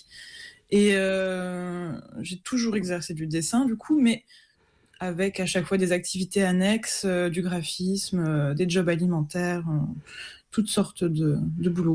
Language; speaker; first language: French; native; French